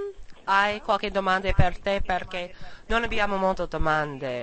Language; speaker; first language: Italian; non-native, learner; English